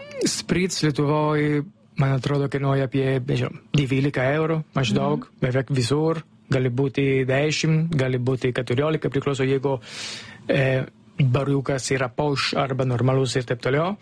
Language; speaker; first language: Lithuanian; non-native, learner; Italian